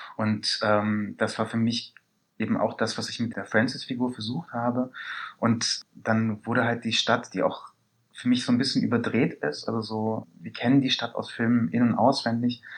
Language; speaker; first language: German; early bilingual, other home language; Persian